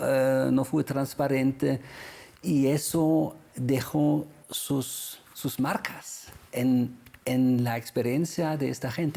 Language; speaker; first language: Spanish; non-native, fluent; German